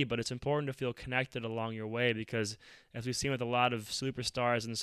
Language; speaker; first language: English; native; English